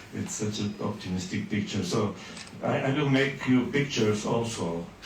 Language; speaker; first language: English; non-native, fluent; Bulgarian